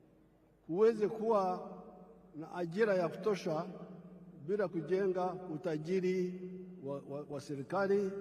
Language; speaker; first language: Swahili; non-native, local second language; Nyankole